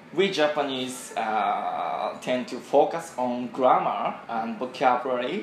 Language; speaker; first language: English; non-native, learner; Japanese